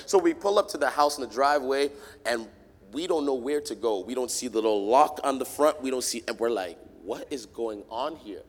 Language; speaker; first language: English; native; English